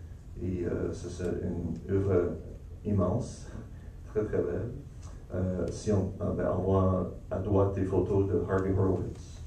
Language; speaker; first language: French; non-native, local second language; English